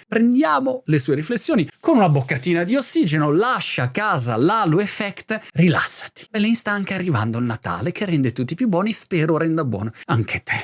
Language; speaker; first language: Italian; native; Italian